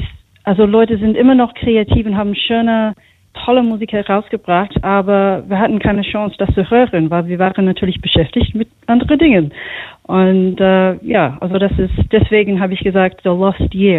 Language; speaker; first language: German; non-native, fluent; English